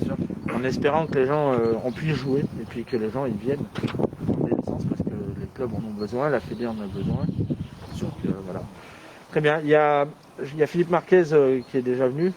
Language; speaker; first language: French; native; French